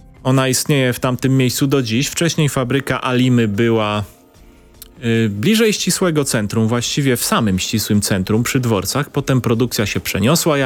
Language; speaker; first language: Polish; native; Polish